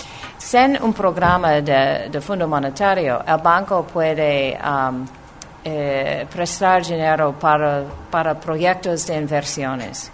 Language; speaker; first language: Spanish; non-native, fluent; English